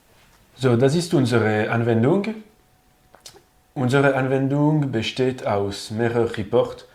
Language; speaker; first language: German; non-native, learner; French